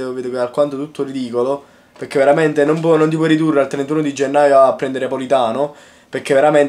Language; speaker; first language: Italian; native; Italian